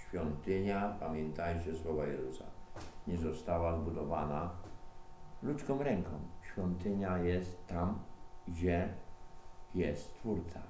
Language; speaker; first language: Polish; native; Polish